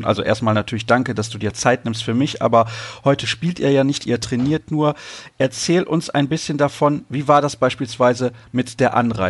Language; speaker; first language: German; native; German